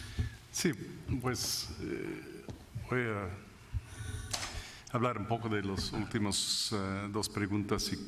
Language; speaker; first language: Spanish; non-native, fluent; English